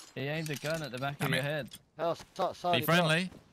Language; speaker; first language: English; non-native, fluent; Italian